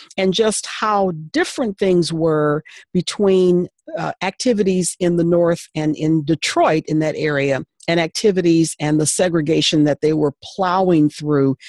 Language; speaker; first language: English; native; English